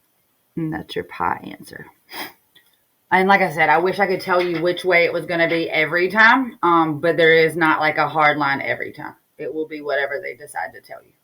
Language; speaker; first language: English; native; English